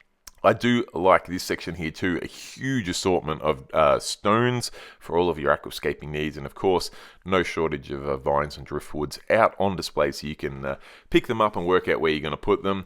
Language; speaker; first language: English; native; English